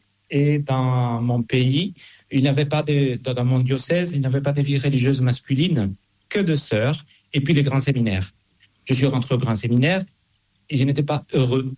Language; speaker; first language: French; non-native, fluent; Spanish